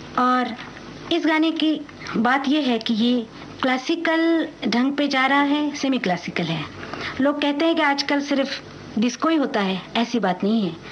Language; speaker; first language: Hindi; non-native, local second language; Marathi